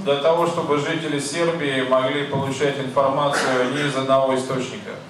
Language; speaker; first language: Russian; native; Russian